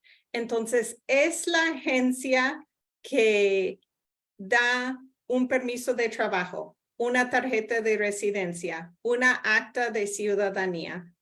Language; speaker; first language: Spanish; non-native, fluent; English